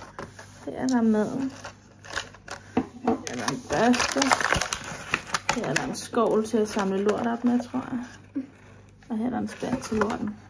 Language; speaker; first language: Danish; native; Danish